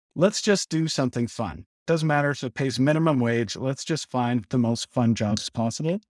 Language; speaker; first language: English; native; English